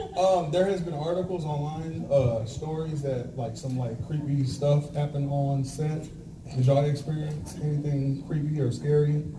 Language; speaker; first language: English; native; English